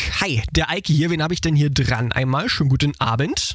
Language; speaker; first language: German; native; German